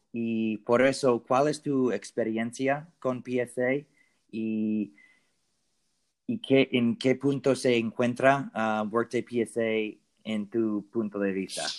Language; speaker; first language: Spanish; non-native, learner; English